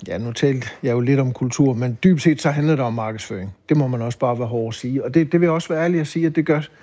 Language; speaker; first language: Danish; native; Danish